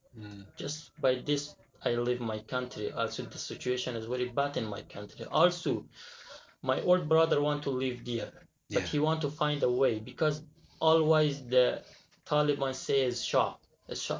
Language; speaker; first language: English; non-native, learner; Persian